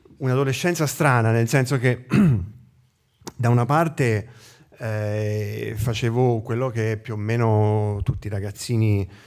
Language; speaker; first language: Italian; native; Italian